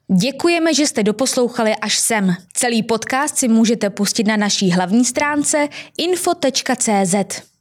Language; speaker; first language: Czech; native; Czech